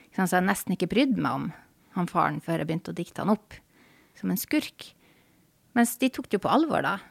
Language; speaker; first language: Norwegian; native; Norwegian